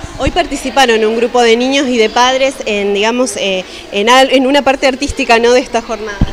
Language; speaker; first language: Spanish; native; Spanish